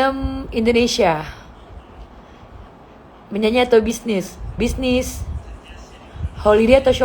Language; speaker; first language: Malay; native; Malay